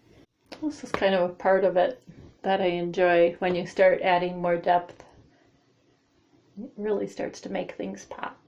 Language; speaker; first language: English; native; English